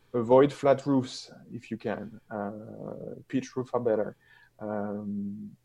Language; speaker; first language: English; non-native, fluent; French